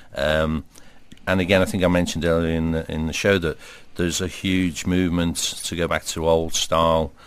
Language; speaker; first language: English; native; English